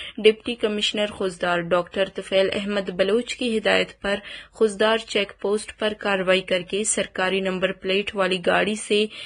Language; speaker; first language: Urdu; non-native, local second language; Baluchi